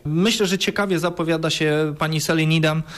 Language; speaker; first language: Polish; native; Polish